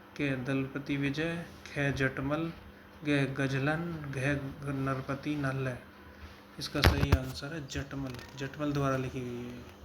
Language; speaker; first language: Hindi; native; Hindi